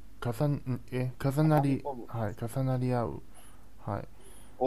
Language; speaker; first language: Japanese; non-native, learner; Chinese